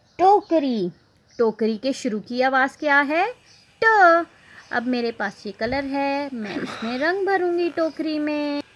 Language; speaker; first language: Urdu; native; Urdu